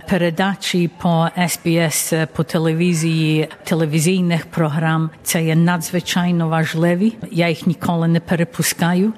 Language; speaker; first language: Ukrainian; early bilingual, heritage; Ukrainian